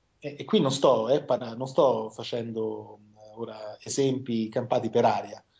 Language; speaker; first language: Italian; native; Italian